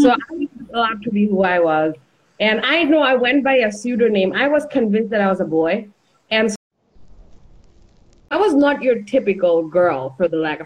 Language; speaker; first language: English; non-native, local second language; Bangla